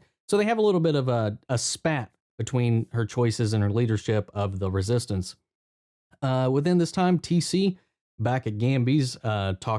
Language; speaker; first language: English; native; English